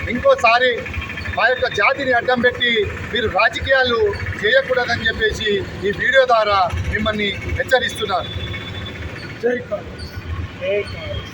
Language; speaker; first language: Telugu; non-native, local second language; Lambadi